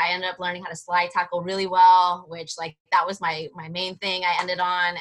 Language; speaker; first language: English; early bilingual, other home language; Spanish